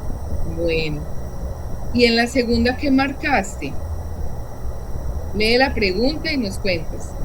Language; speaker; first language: Spanish; native; Spanish